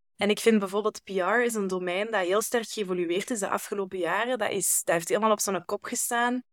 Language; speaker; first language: Dutch; native; Dutch